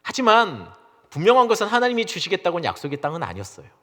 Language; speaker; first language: Korean; native; Korean